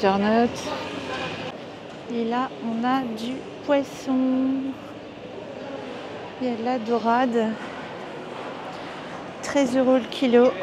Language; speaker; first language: French; native; French